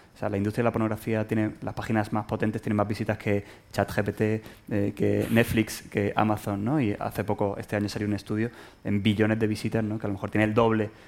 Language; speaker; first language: Spanish; native; Spanish